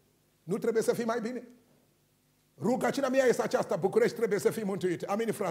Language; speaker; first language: Romanian; non-native, learner; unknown